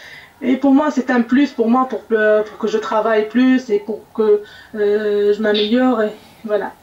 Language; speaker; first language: French; non-native, local second language; Arabic